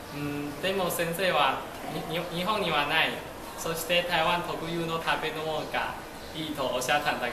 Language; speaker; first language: Japanese; non-native, learner; Chinese